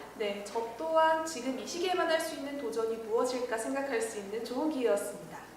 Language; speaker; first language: Korean; native; Korean